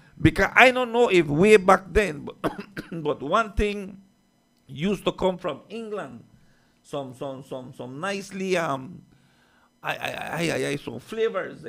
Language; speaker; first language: English; early bilingual, other home language; Spanish